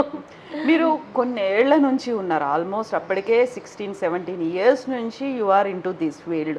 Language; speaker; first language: Telugu; native; Telugu